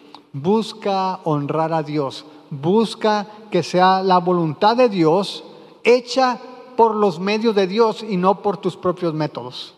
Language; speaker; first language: Spanish; native; Spanish